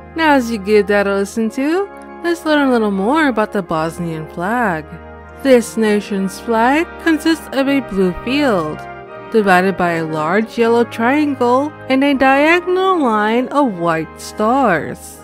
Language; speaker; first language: English; native; English